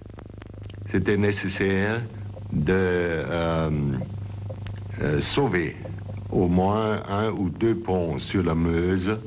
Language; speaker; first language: French; non-native, fluent; German